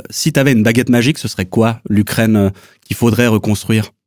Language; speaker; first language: French; native; French